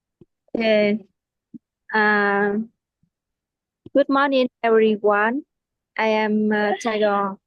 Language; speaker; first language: English; non-native, learner; Vietnamese